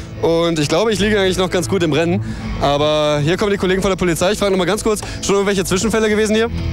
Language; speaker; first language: German; native; German